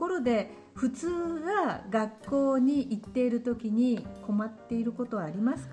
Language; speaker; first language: Japanese; native; Japanese